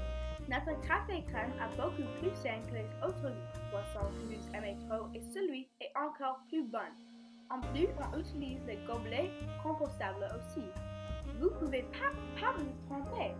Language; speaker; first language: French; non-native, learner; English